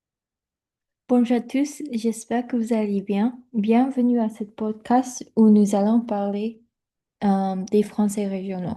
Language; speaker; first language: French; non-native, fluent; English